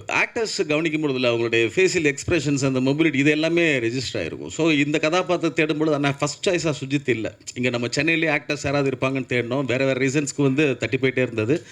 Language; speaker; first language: Tamil; native; Tamil